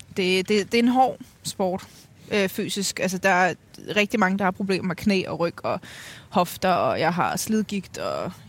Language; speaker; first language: Danish; early bilingual, other home language; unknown